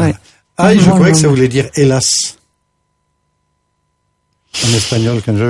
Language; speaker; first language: French; native; French